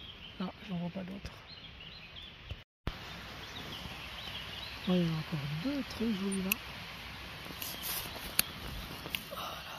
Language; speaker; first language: French; native; French